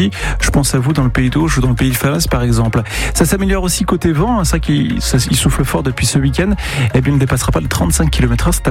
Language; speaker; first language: French; native; French